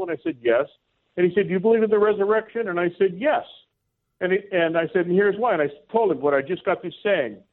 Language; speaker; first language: English; native; English